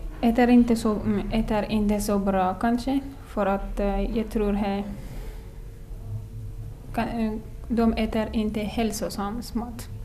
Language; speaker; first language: Swedish; non-native, learner; Persian